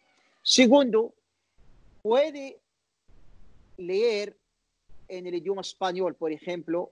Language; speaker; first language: Spanish; non-native, learner; Arabic